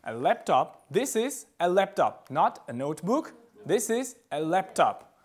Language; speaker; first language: English; non-native, fluent; Uzbek